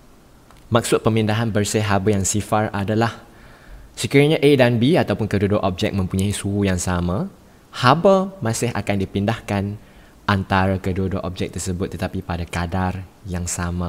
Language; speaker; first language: Malay; native; Malay